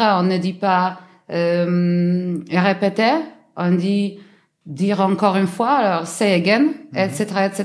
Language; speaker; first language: French; non-native, learner; Polish